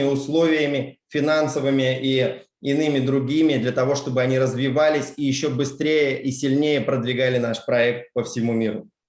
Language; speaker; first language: Russian; native; Russian